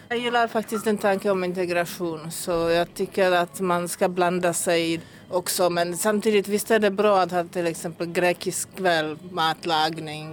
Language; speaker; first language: Swedish; non-native, fluent; Czech